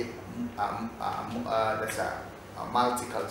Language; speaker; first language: English; non-native, fluent; Indonesian